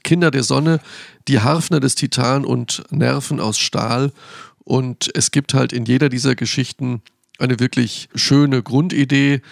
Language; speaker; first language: German; native; German